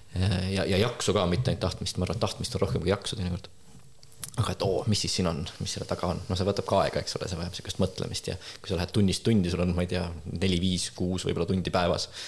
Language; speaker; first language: Estonian; native; Estonian